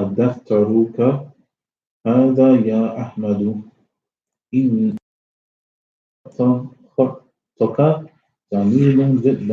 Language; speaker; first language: Arabic; non-native, learner; English